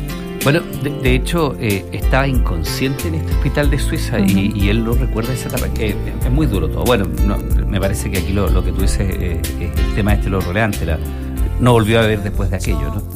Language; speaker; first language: Spanish; native; Spanish